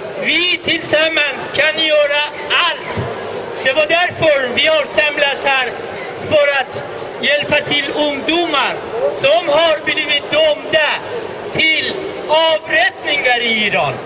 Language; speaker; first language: Swedish; non-native, fluent; Persian